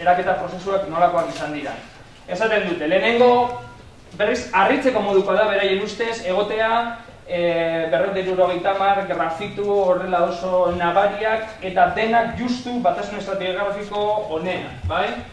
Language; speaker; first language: Basque; early bilingual, heritage; Basque